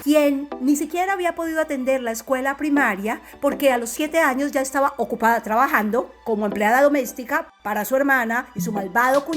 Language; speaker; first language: Spanish; native; Spanish